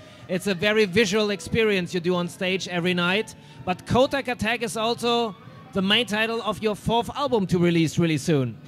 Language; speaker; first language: English; non-native, fluent; German